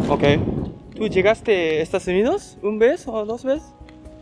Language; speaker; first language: Spanish; non-native, learner; Japanese